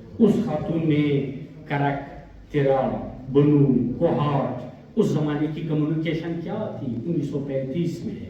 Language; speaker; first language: Urdu; non-native, local second language; Pashto